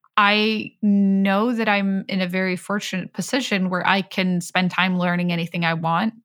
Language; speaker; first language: English; non-native, fluent; Swedish